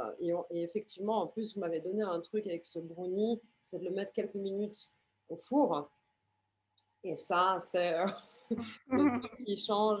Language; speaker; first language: French; native; French